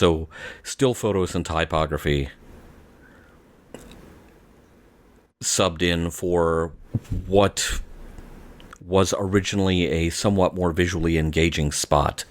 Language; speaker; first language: English; native; English